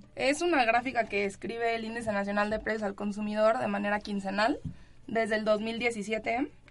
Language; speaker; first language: Spanish; native; Spanish